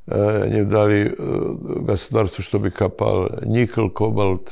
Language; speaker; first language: Russian; non-native, learner; Serbian